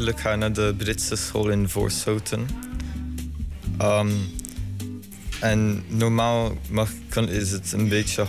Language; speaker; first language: Dutch; non-native, fluent; Slovenian